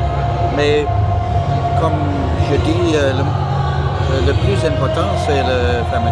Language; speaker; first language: French; non-native, learner; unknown